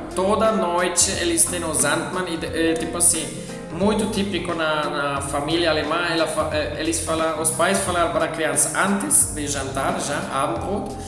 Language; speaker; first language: Portuguese; non-native, fluent; German